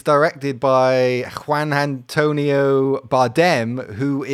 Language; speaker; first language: English; native; English